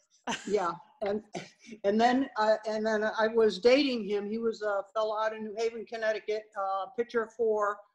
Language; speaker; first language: English; native; English